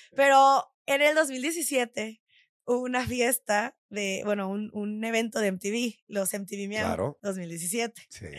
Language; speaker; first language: Spanish; native; Spanish